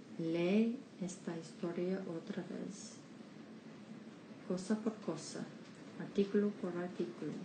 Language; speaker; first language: Spanish; non-native, learner; English